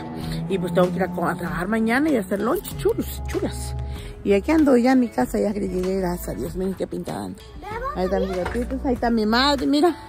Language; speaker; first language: Spanish; native; Spanish